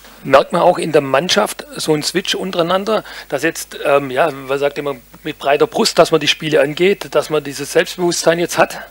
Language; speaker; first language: German; native; German